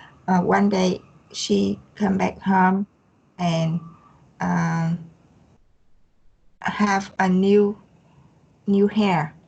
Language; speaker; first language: English; non-native, learner; Vietnamese